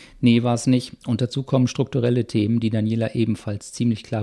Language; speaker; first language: German; native; German